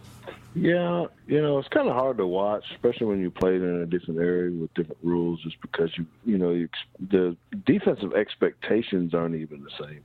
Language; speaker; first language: English; native; English